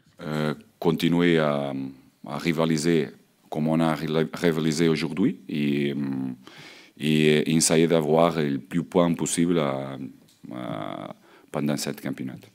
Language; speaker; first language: French; non-native, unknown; Portuguese